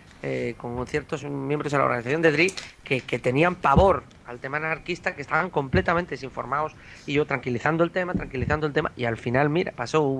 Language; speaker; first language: Spanish; native; Spanish